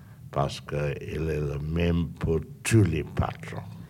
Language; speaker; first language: French; non-native, learner; English